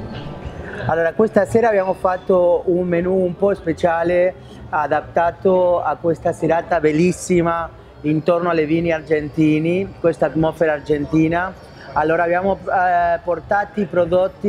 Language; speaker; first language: Italian; non-native, fluent; Spanish